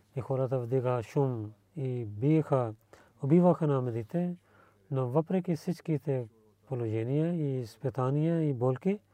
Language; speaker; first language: Bulgarian; non-native, learner; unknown